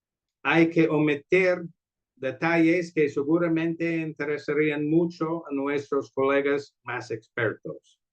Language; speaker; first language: Spanish; non-native, fluent; English